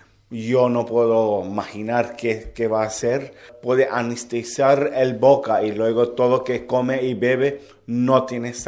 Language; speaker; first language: Spanish; non-native, learner; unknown